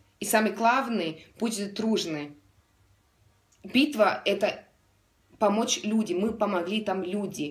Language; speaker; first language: Russian; non-native, learner; Estonian